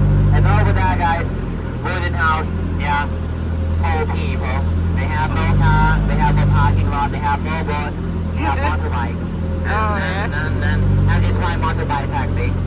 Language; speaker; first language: English; non-native, fluent; Thai